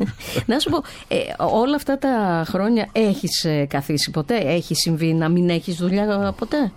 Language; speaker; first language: Greek; native; Greek